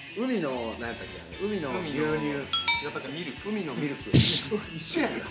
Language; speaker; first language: Japanese; native; Japanese